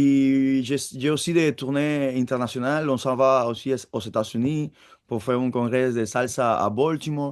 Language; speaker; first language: French; non-native, fluent; Spanish